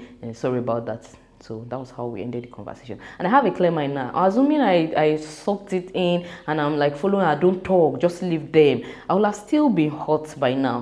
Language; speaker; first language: English; non-native, local second language; Yoruba